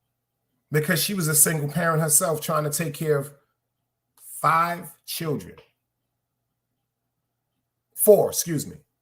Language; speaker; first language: English; native; English